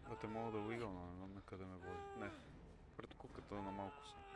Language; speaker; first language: Bulgarian; native; Bulgarian